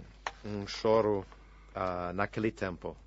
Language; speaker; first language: Spanish; non-native, fluent; English